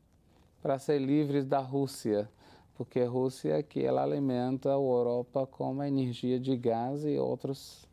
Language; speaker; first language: Portuguese; non-native, fluent; Arabic